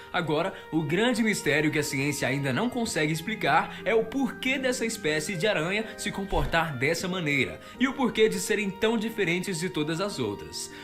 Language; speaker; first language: Portuguese; native; Portuguese